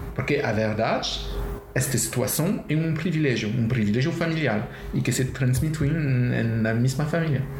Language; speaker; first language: Portuguese; non-native, learner; French